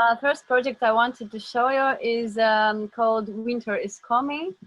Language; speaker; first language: English; non-native, learner; Russian